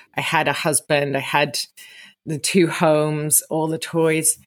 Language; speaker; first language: English; native; English